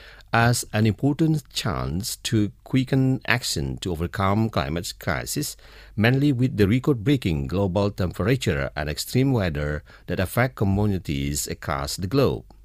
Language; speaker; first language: English; non-native, local second language; Indonesian